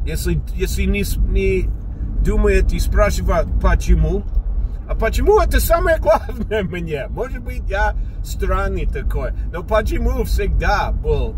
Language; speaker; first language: Russian; non-native, fluent; English